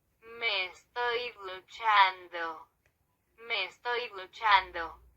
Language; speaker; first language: Spanish; non-native, learner; Haitian Creole